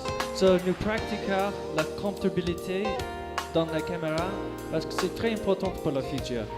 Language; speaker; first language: French; non-native, learner; English